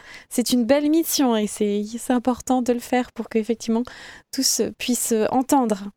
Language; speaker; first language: French; native; French